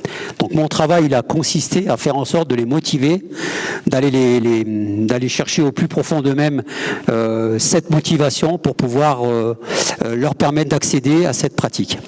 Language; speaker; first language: French; native; French